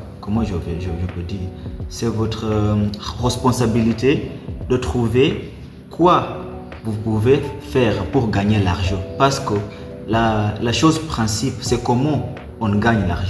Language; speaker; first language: French; non-native, learner; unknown